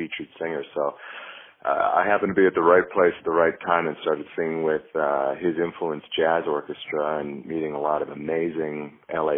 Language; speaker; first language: English; native; English